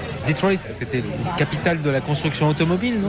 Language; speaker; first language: French; native; French